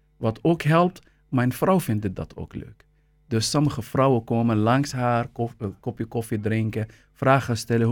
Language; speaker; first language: Dutch; non-native, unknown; Arabic